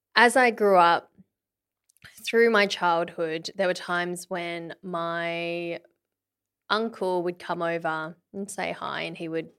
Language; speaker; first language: English; early bilingual, other home language; Vietnamese